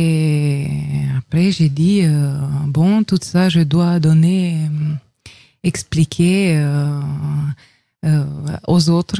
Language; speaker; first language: French; non-native, fluent; Romanian